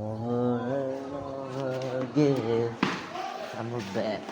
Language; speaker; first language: English; non-native, learner; Indonesian